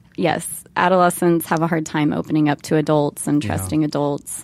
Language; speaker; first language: English; native; English